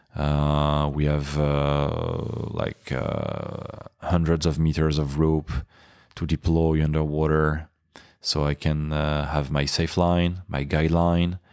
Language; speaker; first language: English; non-native, fluent; French